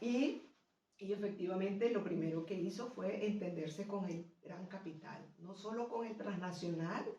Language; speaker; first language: Spanish; native; Spanish